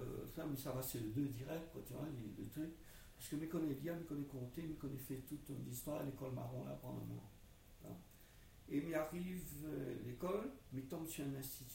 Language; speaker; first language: French; non-native, local second language; Réunion Creole French